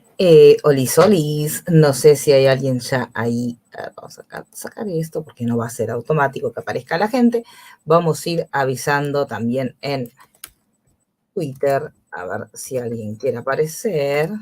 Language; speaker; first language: Spanish; native; Spanish